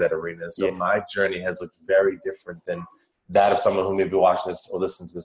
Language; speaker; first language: English; native; English